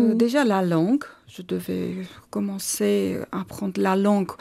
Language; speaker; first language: French; non-native, learner; Armenian